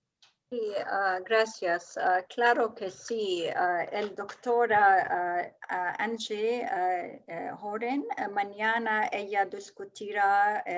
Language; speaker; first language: Spanish; non-native, learner; English